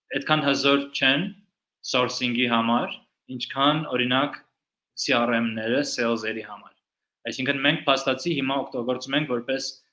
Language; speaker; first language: Armenian; early bilingual, heritage; Armenian